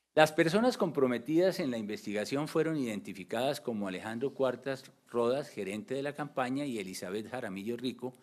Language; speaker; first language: Spanish; native; Spanish